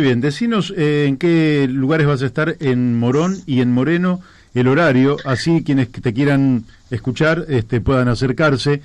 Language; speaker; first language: Spanish; native; Spanish